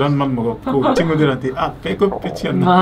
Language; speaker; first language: Korean; non-native, learner; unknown